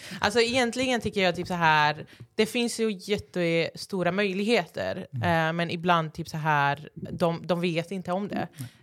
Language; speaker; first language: Swedish; early bilingual, other home language; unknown